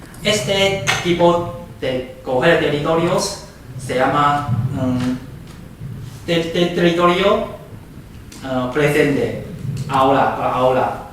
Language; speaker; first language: Spanish; non-native, fluent; Chinese